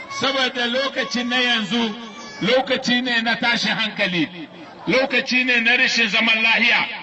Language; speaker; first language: Hausa; non-native, local second language; Arabic